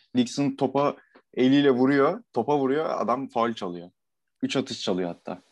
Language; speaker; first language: Turkish; native; Turkish